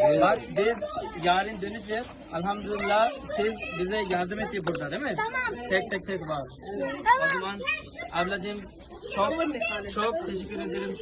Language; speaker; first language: Turkish; non-native, learner; Urdu